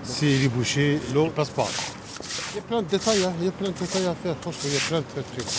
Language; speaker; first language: French; native; French